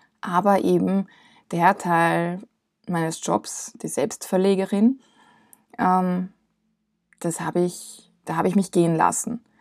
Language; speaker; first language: German; non-native, fluent; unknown